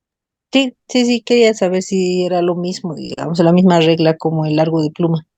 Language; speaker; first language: Spanish; native; Spanish